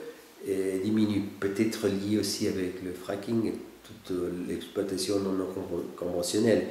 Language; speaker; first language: French; non-native, fluent; Spanish